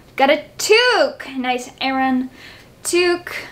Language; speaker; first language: English; native; English